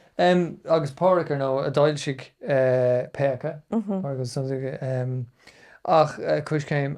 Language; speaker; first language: Irish; native; Irish